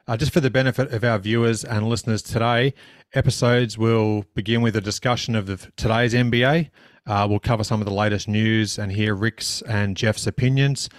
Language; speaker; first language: English; native; English